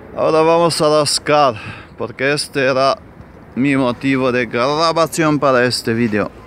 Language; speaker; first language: Spanish; non-native, fluent; Romanian